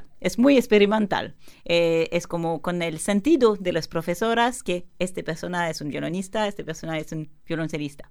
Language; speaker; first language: Spanish; non-native, learner; French